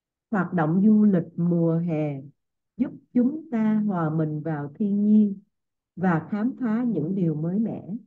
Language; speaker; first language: Vietnamese; native; Vietnamese